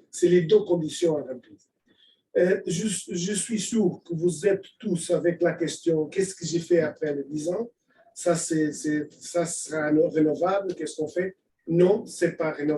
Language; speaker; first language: French; non-native, fluent; Portuguese